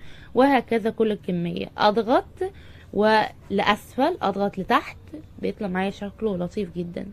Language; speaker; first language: Arabic; native; Arabic